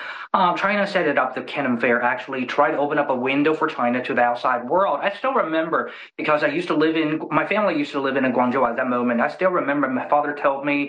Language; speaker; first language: English; non-native, fluent; Chinese